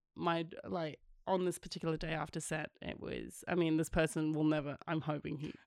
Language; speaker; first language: English; native; English